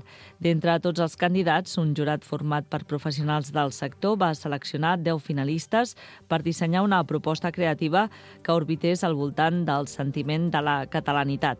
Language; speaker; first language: Catalan; native; Catalan